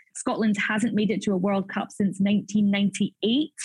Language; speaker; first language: French; non-native, fluent; English